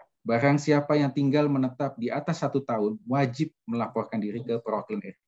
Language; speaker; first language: Indonesian; native; Indonesian